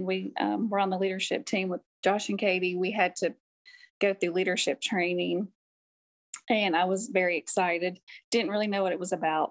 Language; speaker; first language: English; native; English